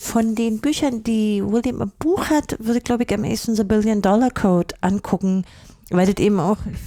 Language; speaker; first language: German; native; German